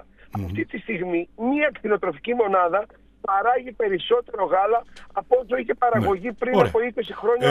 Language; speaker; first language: Greek; native; Greek